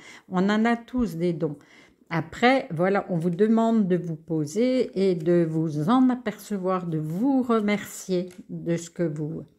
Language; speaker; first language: French; native; French